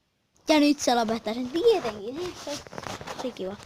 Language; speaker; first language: Finnish; native; Finnish